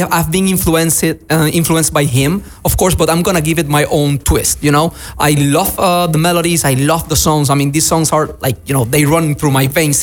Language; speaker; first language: English; non-native, fluent; Spanish